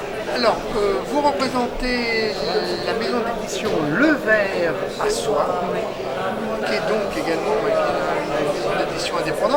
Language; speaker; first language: French; native; French